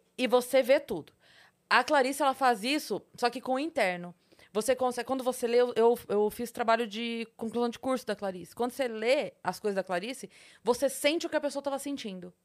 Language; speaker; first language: Portuguese; native; Portuguese